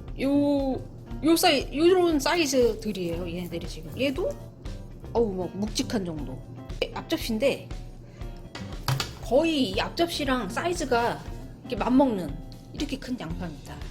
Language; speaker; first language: Korean; native; Korean